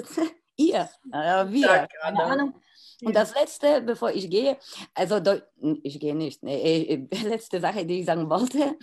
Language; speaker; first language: German; non-native, fluent; Polish